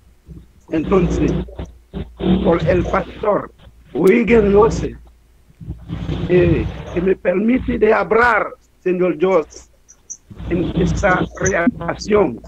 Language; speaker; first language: Spanish; non-native, learner; Haitian Creole